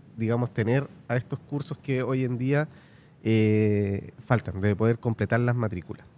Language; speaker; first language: Spanish; native; Spanish